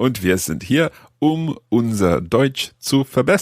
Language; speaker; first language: German; non-native, learner; English